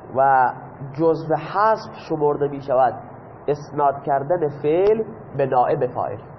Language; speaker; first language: Persian; non-native, local second language; Baluchi